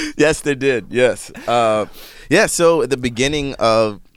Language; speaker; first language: English; native; English